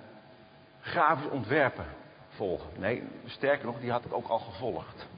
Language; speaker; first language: Dutch; native; Dutch